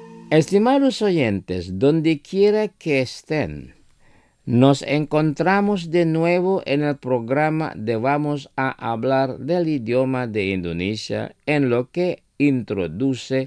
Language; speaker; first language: Spanish; non-native, learner; Indonesian